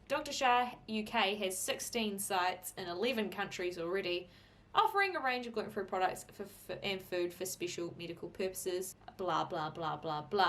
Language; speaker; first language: English; native; English